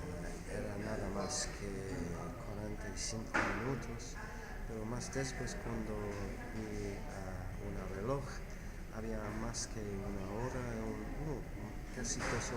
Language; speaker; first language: Spanish; non-native, fluent; English